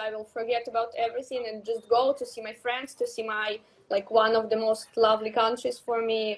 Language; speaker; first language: English; non-native, learner; Russian